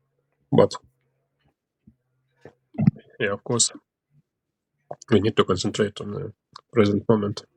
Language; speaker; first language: English; non-native, learner; Ukrainian